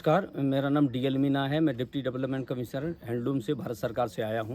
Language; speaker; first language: Hindi; native; Hindi